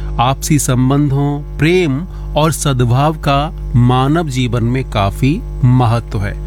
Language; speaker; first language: Hindi; native; Hindi